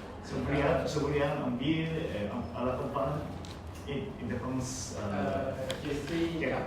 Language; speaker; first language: French; non-native, learner; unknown